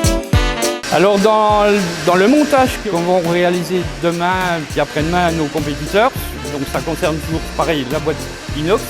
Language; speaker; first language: French; native; French